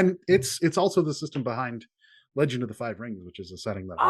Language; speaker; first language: English; native; English